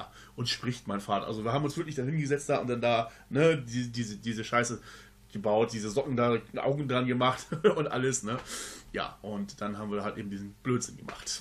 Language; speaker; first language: German; native; German